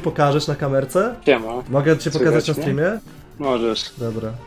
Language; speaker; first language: Polish; native; Polish